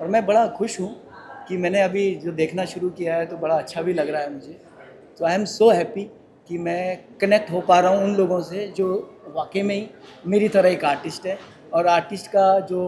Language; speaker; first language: Hindi; native; Hindi